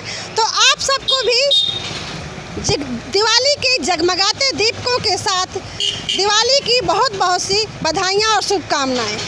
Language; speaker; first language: Hindi; native; Hindi